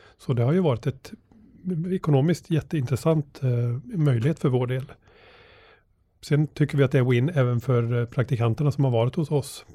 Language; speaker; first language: Swedish; native; Swedish